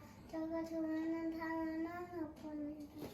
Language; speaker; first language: Korean; early bilingual, heritage; Korean